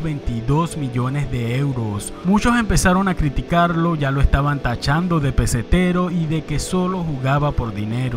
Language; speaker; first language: Spanish; native; Spanish